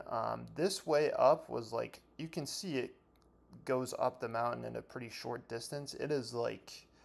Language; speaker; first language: English; native; English